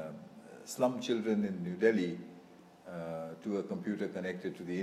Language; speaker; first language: English; non-native, local second language; Bangla